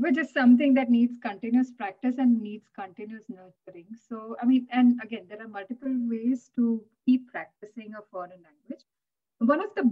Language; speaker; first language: English; non-native, local second language; Gujarati